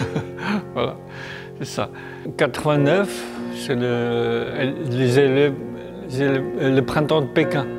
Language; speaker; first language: French; non-native, learner; Chinese